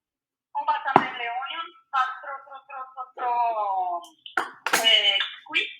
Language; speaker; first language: French; non-native, learner; Spanish